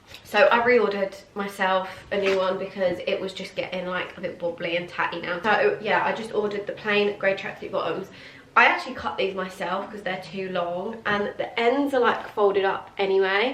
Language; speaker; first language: English; native; English